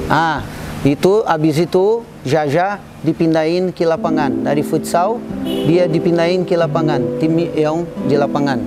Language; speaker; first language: Indonesian; non-native, fluent; Portuguese